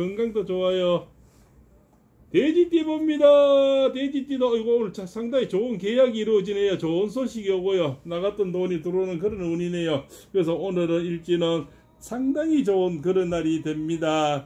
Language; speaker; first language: Korean; native; Korean